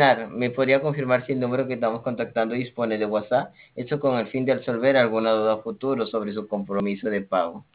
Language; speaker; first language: Spanish; native; Spanish